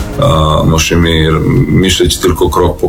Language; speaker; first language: Polish; non-native, learner; Serbian